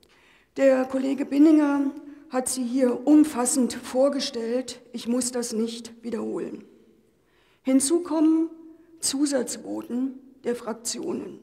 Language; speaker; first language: German; native; German